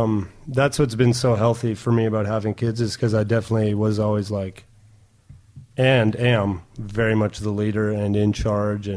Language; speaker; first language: English; non-native, fluent; German